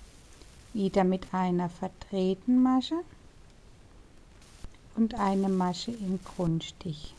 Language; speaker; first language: German; native; German